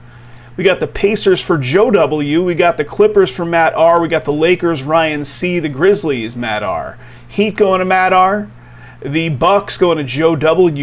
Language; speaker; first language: English; native; English